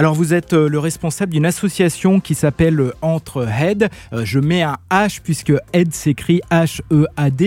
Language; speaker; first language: French; native; French